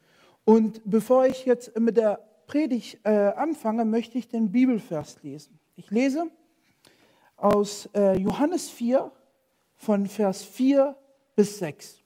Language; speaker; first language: German; non-native, fluent; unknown